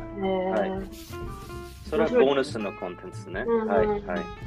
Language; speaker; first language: Japanese; non-native, learner; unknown